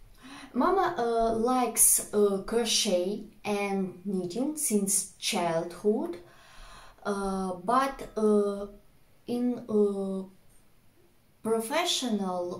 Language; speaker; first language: English; non-native, fluent; Russian